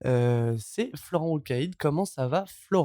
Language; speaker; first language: French; native; French